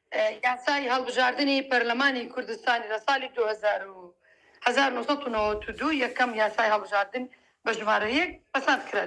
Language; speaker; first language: Central Kurdish; non-native, local second language; Turkish